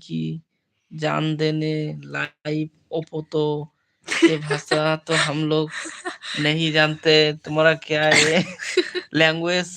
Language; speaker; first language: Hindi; non-native, local second language; Bangla